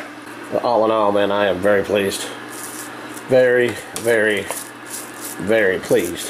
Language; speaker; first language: English; native; English